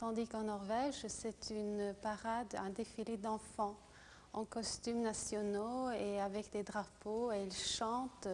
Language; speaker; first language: French; non-native, fluent; Norwegian